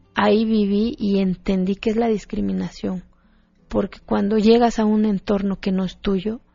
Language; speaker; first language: Spanish; non-native, local second language; Zapotec